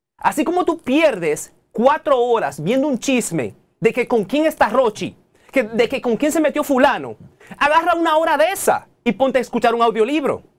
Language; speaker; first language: Spanish; native; Spanish